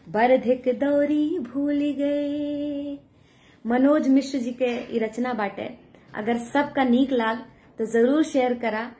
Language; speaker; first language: Hindi; native; Hindi